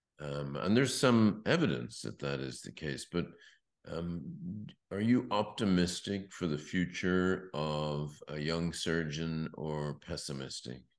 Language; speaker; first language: English; native; English